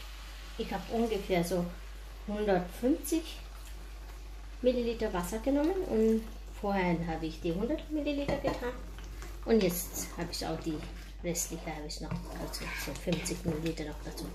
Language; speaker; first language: German; non-native, learner; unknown